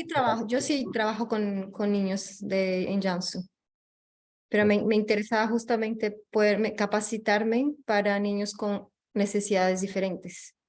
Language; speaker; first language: Spanish; non-native, fluent; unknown